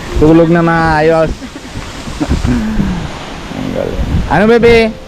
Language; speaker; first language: Filipino; non-native, learner; Punjabi